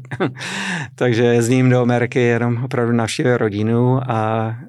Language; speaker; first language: Czech; non-native, fluent; English